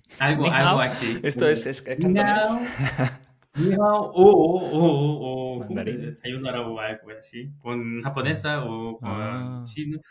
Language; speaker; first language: Spanish; non-native, learner; Korean